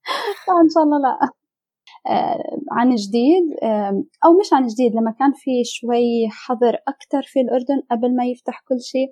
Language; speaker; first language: Arabic; native; Arabic